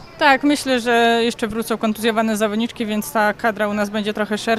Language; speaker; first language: Polish; native; Polish